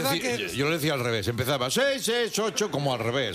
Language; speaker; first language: Spanish; native; Spanish